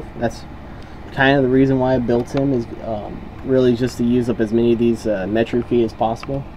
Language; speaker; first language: English; native; English